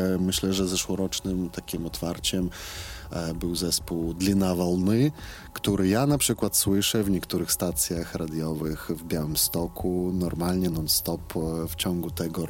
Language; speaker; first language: Polish; non-native, fluent; Belarusian